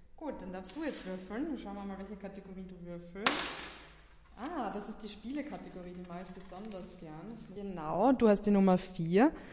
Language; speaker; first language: German; native; German